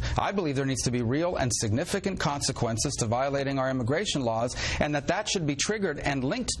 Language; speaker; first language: English; native; English